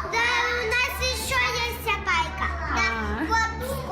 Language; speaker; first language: Russian; non-native, local second language; Kazakh